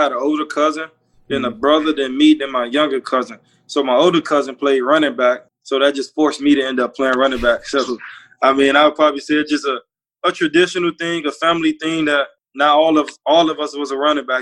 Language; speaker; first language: English; native; English